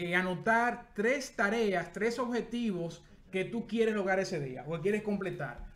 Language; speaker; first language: Spanish; native; Spanish